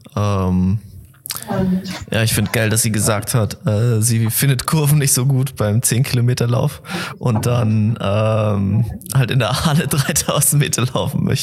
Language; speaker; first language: German; native; German